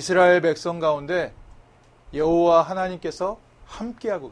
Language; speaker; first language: Korean; native; Korean